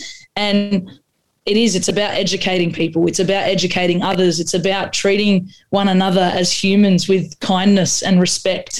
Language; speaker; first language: English; non-native, local second language; Croatian